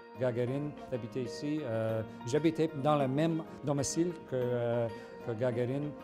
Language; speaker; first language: French; non-native, local second language; English